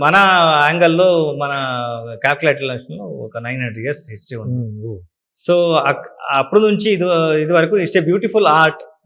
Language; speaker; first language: Telugu; non-native, learner; Kannada